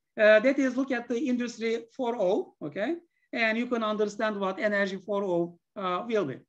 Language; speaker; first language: English; non-native, fluent; Turkish